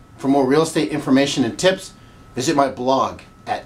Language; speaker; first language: English; native; English